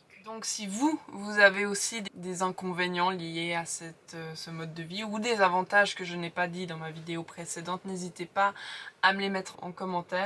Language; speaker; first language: French; native; French